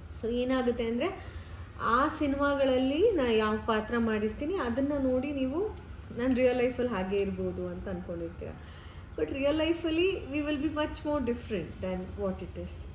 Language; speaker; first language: Kannada; non-native, local second language; Kodava